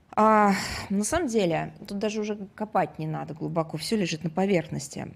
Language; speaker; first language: Russian; native; Russian